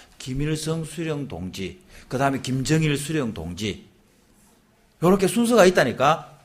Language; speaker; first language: Korean; native; Korean